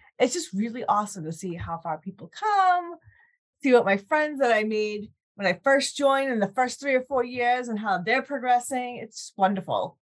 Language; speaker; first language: English; native; English